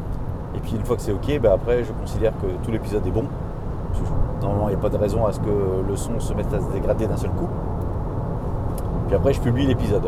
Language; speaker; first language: French; native; French